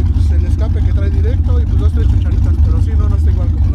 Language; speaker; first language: Spanish; native; Spanish